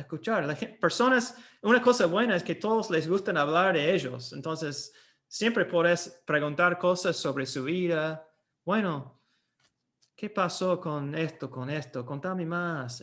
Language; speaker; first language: Spanish; non-native, fluent; English